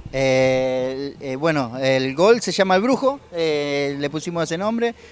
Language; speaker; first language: Spanish; native; Spanish